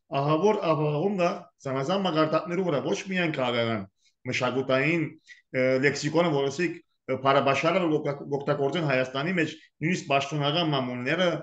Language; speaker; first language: Armenian; early bilingual, heritage; Armenian